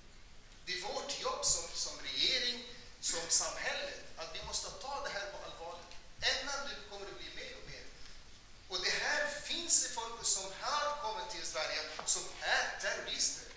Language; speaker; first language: Swedish; non-native, fluent; Arabic